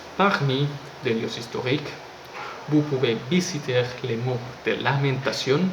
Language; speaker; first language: French; non-native, learner; Spanish